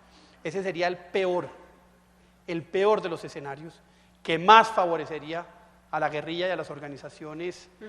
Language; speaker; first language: Spanish; native; Spanish